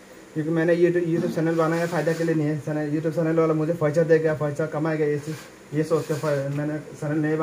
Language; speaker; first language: Hindi; non-native, fluent; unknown